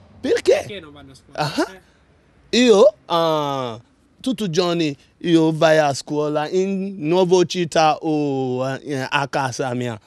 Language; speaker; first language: Italian; non-native, learner; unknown